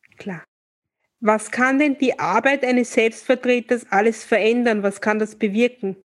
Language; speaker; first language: German; native; German